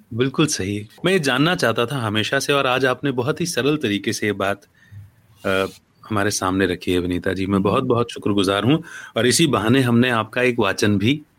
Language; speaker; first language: Hindi; native; Hindi